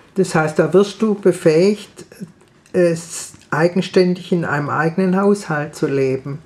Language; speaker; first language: German; native; German